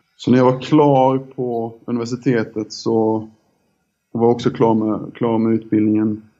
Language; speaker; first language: Swedish; native; Swedish